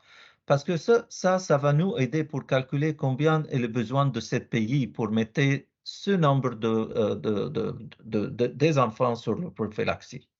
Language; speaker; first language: French; non-native, learner; Arabic